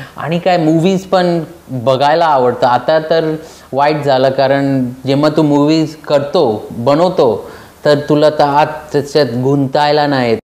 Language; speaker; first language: Marathi; early bilingual, heritage; Marathi